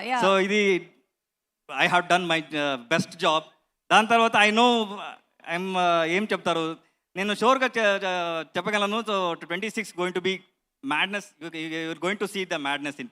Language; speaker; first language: Telugu; non-native, learner; Kannada